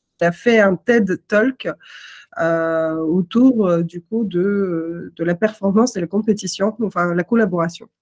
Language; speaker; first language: French; non-native, fluent; Russian